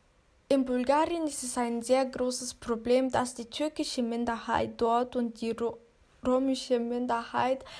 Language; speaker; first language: German; non-native, fluent; Turkish